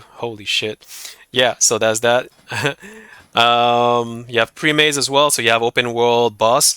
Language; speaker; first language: English; non-native, fluent; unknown